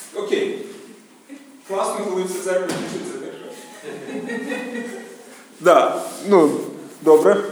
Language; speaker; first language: Ukrainian; native; Ukrainian